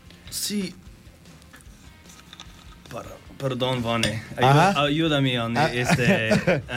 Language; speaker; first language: Spanish; non-native, learner; English